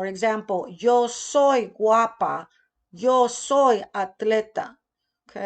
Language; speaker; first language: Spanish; non-native, fluent; English